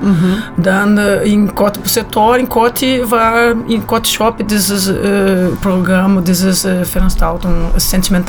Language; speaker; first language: German; non-native, learner; Portuguese